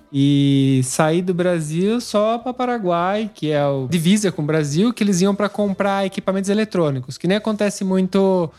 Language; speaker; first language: Portuguese; native; Portuguese